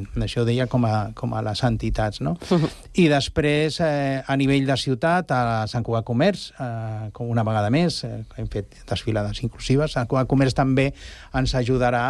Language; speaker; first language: Catalan; native; Catalan